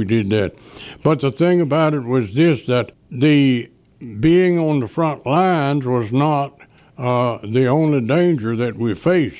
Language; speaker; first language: English; native; English